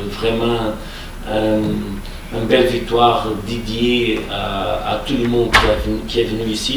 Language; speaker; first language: French; non-native, fluent; Portuguese